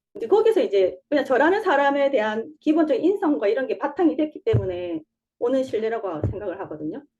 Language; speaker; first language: Korean; native; Korean